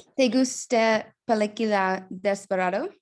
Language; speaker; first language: Spanish; non-native, learner; English